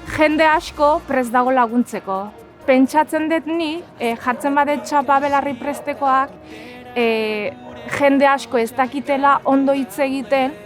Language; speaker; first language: Basque; non-native, learner; Romanian